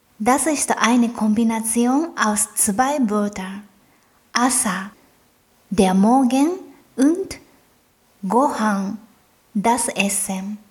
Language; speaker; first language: German; non-native, fluent; Japanese